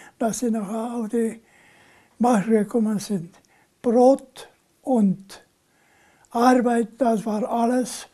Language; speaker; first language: German; non-native, local second language; Slovenian